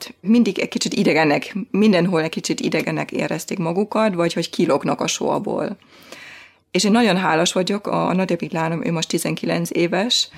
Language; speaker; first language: Hungarian; non-native, fluent; German